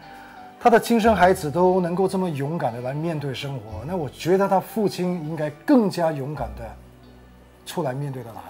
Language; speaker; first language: Chinese; native; Chinese